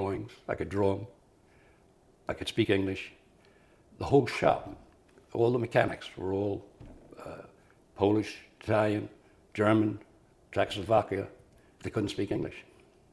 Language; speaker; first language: English; native; English